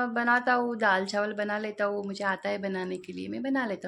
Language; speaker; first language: Hindi; non-native, local second language; Marathi